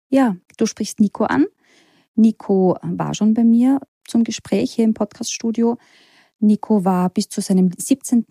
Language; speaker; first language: German; native; German